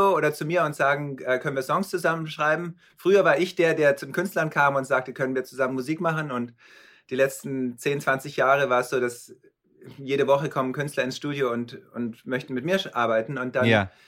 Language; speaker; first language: German; native; German